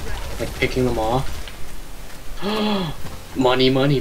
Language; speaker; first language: English; native; English